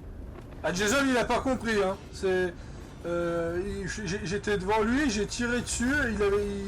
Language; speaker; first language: French; native; French